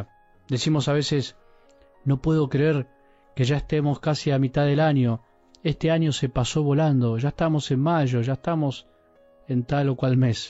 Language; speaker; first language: Spanish; native; Spanish